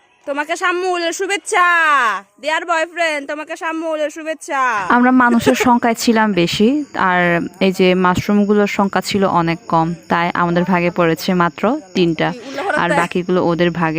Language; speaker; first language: Bangla; non-native, local second language; Chakma